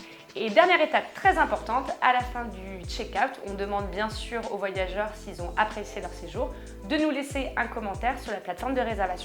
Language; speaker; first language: French; native; French